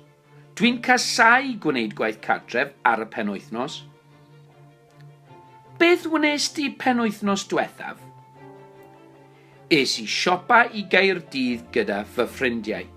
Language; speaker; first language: Welsh; non-native, local second language; English